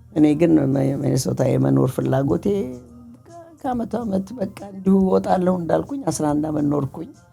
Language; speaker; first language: Amharic; native; Amharic